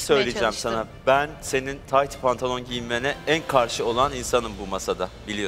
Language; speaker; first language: Turkish; native; Turkish